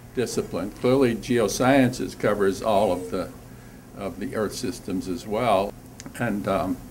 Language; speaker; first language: English; native; English